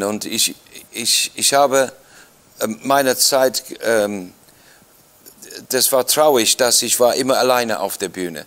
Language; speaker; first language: German; non-native, fluent; English